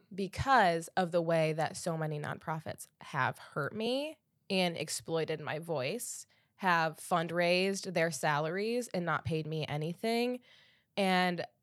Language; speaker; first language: English; native; English